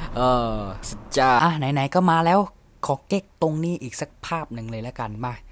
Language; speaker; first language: Thai; native; Thai